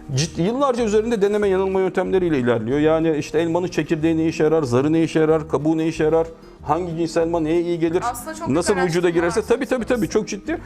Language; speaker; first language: Turkish; native; Turkish